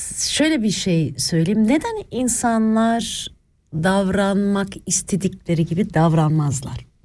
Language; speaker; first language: Turkish; early bilingual, other home language; Swiss German